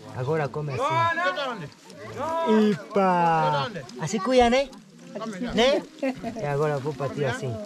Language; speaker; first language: Portuguese; non-native, learner; Vietnamese